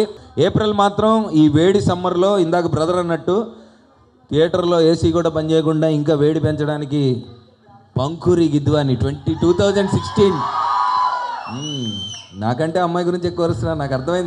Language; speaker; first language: Telugu; native; Telugu